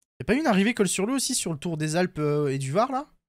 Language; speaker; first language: French; native; French